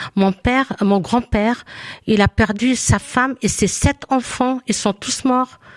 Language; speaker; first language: French; non-native, local second language; Arabic